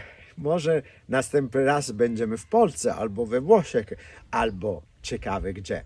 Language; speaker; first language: Polish; non-native, fluent; Italian